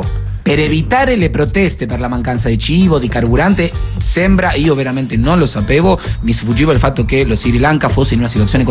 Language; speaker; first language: Italian; native; Italian